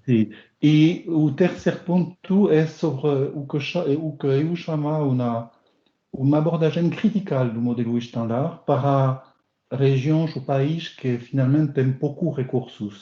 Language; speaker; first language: Portuguese; non-native, learner; French